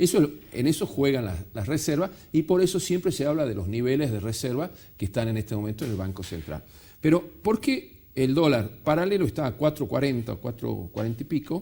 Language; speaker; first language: Spanish; native; Spanish